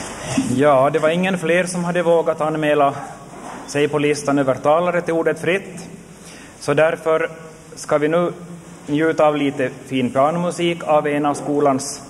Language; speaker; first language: Swedish; native; Swedish